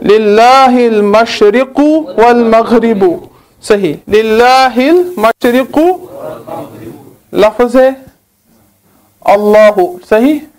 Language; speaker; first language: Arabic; non-native, fluent; Urdu